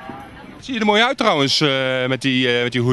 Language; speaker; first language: Dutch; native; Dutch